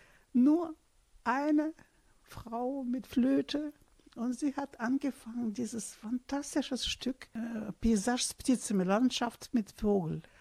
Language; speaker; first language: German; non-native, fluent; Russian